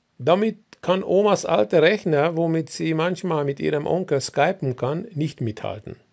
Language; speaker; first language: German; non-native, fluent; Hungarian